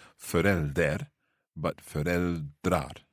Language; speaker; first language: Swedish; non-native, learner; English